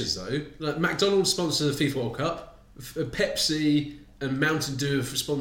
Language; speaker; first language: English; native; English